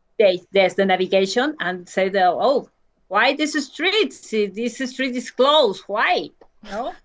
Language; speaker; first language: English; non-native, learner; Spanish